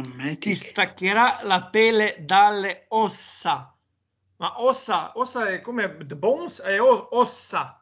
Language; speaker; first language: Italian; non-native, learner; Slovenian